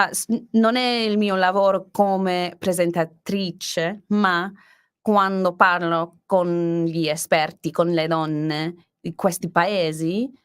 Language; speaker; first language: Italian; non-native, learner; English